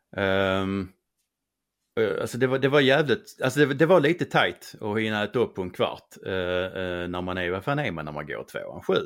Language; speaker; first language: Swedish; native; Swedish